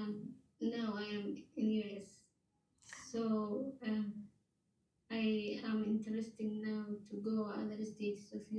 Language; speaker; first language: English; non-native, learner; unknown